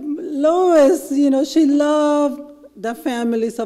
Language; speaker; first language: English; non-native, fluent; Spanish